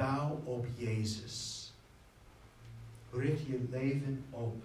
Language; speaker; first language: Dutch; non-native, fluent; English